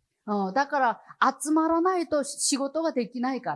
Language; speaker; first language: Japanese; non-native, fluent; Chinese